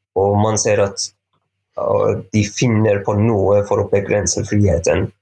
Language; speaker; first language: Norwegian; non-native, fluent; Persian